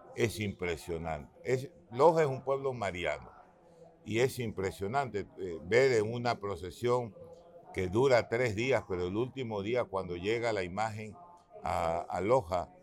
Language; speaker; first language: Spanish; native; Spanish